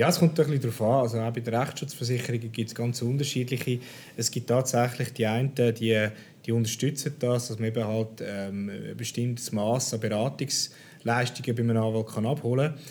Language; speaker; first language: German; native; German